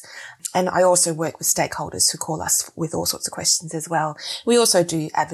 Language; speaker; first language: English; native; English